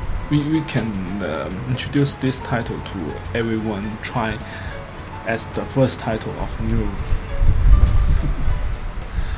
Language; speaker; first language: English; non-native, learner; Chinese